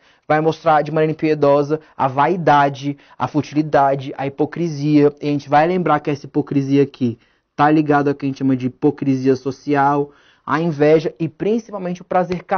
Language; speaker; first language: Portuguese; native; Portuguese